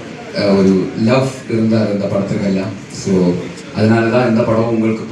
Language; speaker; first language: Tamil; non-native, local second language; Malayalam